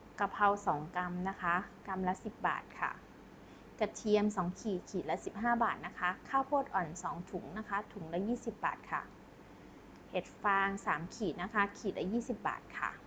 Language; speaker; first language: Thai; native; Thai